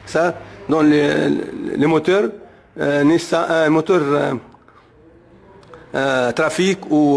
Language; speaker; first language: French; non-native, learner; Arabic